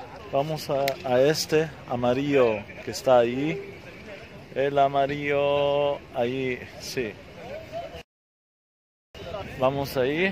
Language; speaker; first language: Spanish; non-native, fluent; Arabic